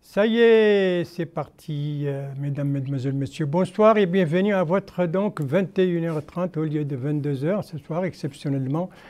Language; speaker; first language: French; non-native, local second language; Arabic